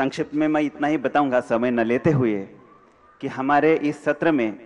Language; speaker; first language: Hindi; native; Hindi